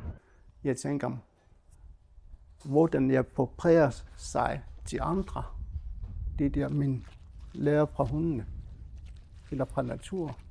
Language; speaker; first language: Danish; non-native, local second language; Kalaallisut